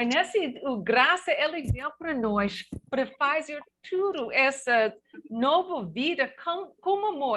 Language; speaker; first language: Portuguese; non-native, learner; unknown